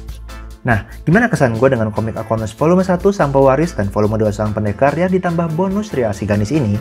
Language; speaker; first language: Indonesian; native; Indonesian